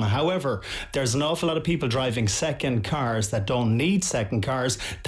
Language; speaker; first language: English; native; English